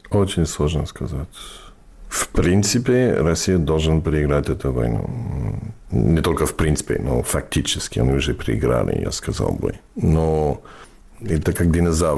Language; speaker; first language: Russian; non-native, fluent; English